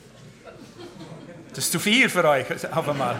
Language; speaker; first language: German; non-native, fluent; English